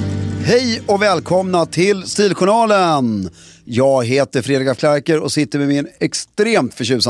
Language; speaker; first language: Swedish; native; Swedish